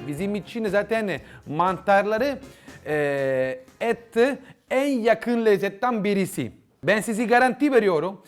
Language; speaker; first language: Turkish; non-native, learner; Italian